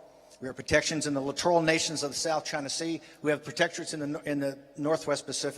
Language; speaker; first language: English; native; English